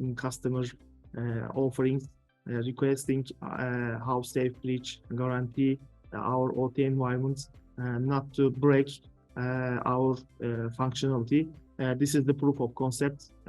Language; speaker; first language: English; non-native, fluent; Turkish